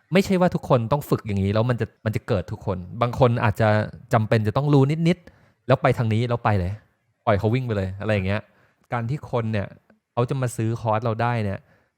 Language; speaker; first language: Thai; native; Thai